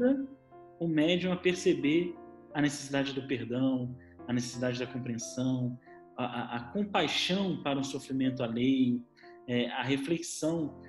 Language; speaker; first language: Portuguese; native; Portuguese